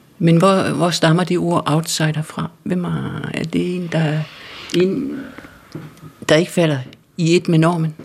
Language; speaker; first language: Danish; native; Danish